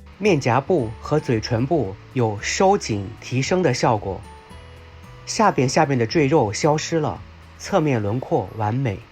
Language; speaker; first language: Chinese; native; Chinese